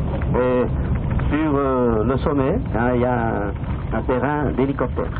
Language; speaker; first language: French; non-native, fluent; Chinese